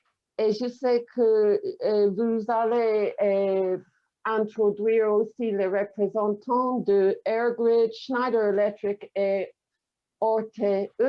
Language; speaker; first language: French; non-native, fluent; English